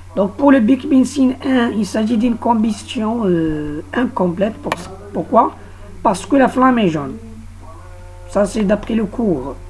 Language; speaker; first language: French; non-native, local second language; Arabic